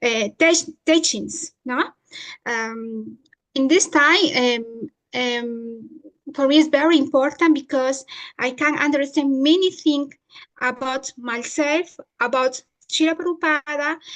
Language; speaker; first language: English; non-native, learner; Italian